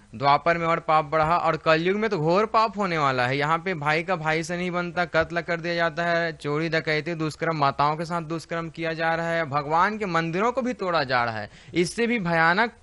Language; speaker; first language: Hindi; native; Hindi